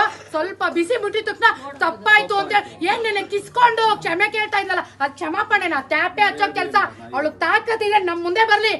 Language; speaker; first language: Kannada; native; Kannada